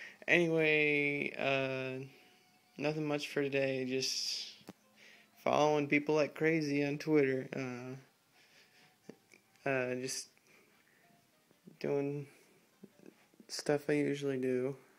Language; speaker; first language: English; native; English